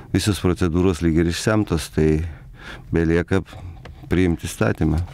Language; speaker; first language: Lithuanian; native; Lithuanian